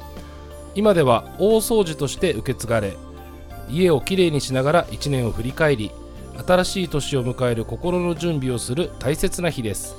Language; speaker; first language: Japanese; native; Japanese